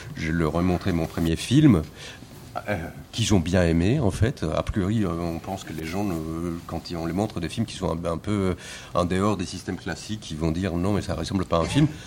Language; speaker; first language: French; non-native, fluent; Spanish